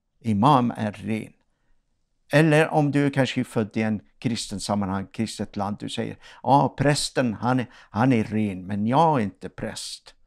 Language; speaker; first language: Swedish; non-native, fluent; Arabic